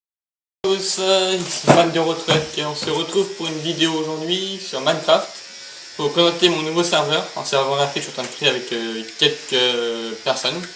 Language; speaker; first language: French; native; French